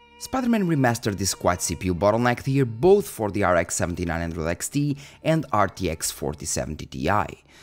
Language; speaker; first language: English; non-native, fluent; Portuguese